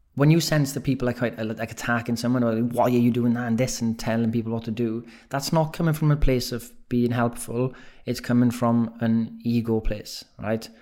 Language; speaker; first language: English; native; English